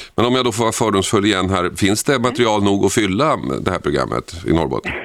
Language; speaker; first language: Swedish; native; Swedish